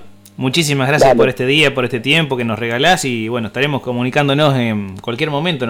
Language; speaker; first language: Spanish; native; Spanish